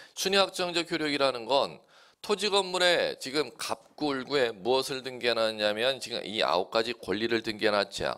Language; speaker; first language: Korean; native; Korean